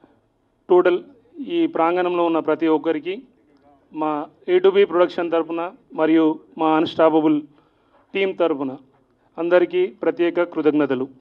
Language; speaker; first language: Telugu; native; Telugu